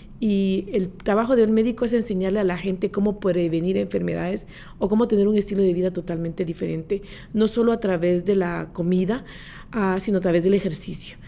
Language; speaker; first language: Spanish; native; Spanish